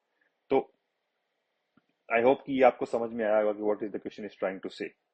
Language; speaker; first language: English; non-native, local second language; Hindi